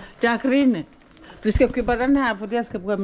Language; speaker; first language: Danish; non-native, learner; Swahili